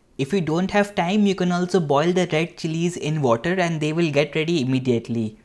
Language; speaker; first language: English; non-native, local second language; Hindi